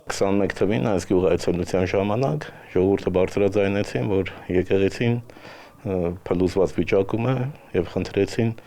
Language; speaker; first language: Armenian; native; Armenian